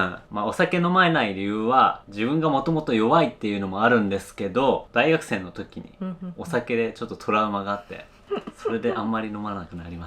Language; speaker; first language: Japanese; native; Japanese